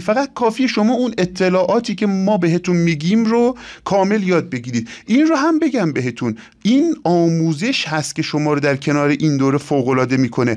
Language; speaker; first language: Persian; native; Persian